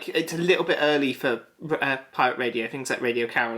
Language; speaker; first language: English; native; English